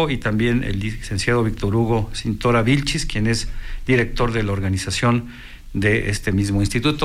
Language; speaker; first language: Spanish; native; Spanish